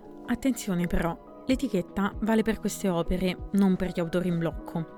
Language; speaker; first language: Italian; native; Italian